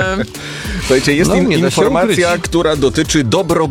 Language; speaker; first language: Polish; native; Polish